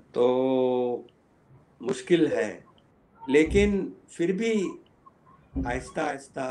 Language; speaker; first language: Hindi; early bilingual, other home language; Punjabi